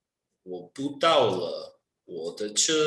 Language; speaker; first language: Chinese; non-native, learner; English